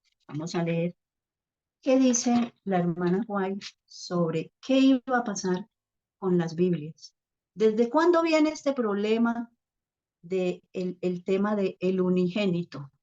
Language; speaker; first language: Spanish; native; Spanish